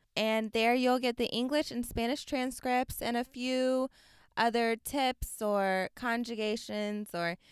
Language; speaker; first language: English; native; English